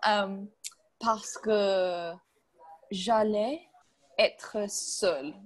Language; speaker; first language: French; non-native, learner; English